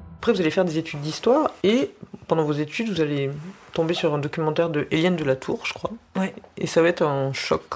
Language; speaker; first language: French; native; French